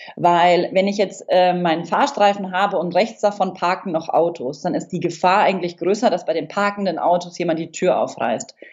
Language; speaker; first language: German; non-native, fluent; English